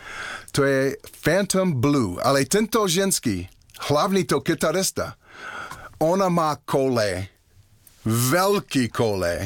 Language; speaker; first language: Czech; non-native, learner; English